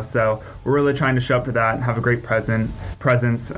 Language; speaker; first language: English; native; English